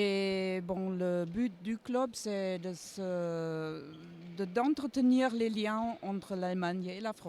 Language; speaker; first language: French; non-native, fluent; German